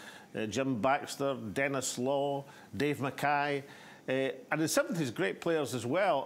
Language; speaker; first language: English; native; English